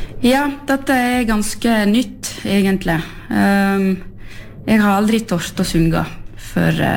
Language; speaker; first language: Norwegian; early bilingual, heritage; French